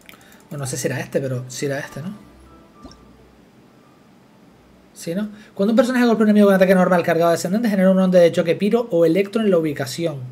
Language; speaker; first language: Spanish; native; Spanish